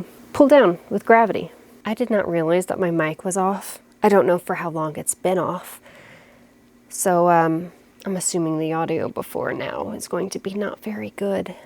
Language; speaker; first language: English; native; English